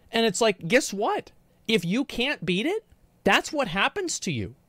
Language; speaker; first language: English; native; English